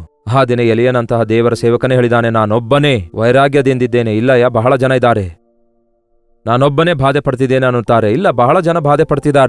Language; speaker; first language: Kannada; native; Kannada